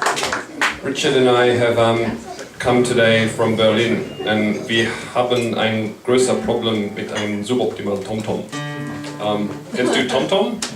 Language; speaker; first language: German; non-native, learner; English